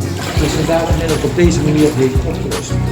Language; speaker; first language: Dutch; native; Dutch